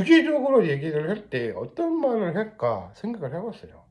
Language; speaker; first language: Korean; native; Korean